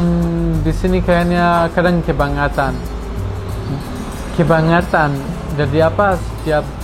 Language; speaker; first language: Indonesian; non-native, fluent; Arabic